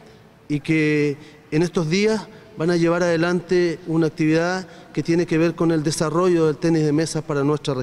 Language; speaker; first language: Spanish; native; Spanish